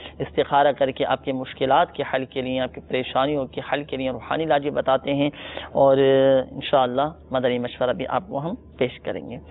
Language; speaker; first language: Urdu; native; Urdu